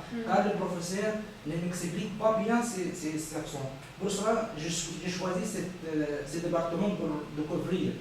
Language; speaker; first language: French; non-native, learner; Arabic